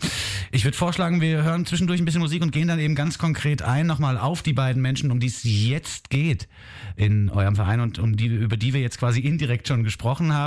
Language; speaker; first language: German; native; German